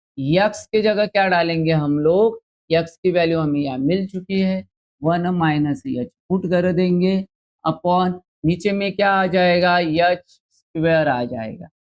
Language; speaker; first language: Hindi; non-native, local second language; Marathi